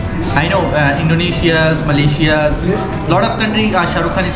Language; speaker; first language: English; non-native, learner; Hindi